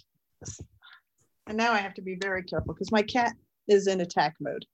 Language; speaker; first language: English; native; English